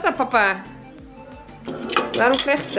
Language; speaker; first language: Dutch; native; Dutch